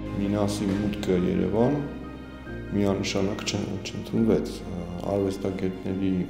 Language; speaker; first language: Armenian; native; Armenian